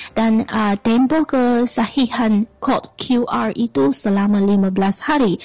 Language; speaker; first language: Malay; non-native, fluent; Chinese